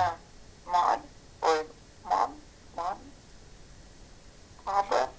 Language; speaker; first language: German; non-native, learner; Ukrainian